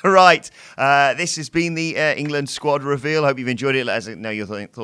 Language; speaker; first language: English; native; English